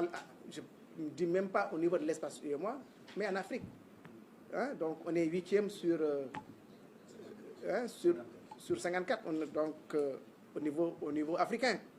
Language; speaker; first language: French; non-native, local second language; Wolof